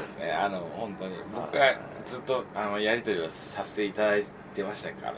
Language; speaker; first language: Japanese; native; Japanese